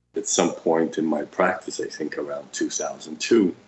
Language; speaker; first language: English; early bilingual, other home language; Russian